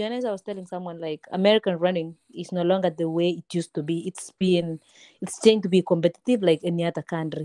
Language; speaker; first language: English; non-native, local second language; Kalenjin